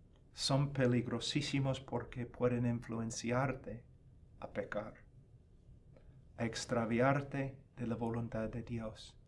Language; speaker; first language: Spanish; non-native, fluent; English